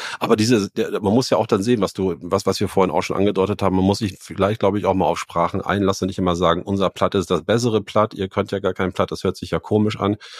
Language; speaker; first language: German; native; German